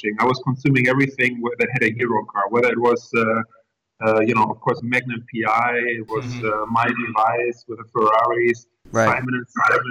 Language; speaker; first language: English; non-native, fluent; German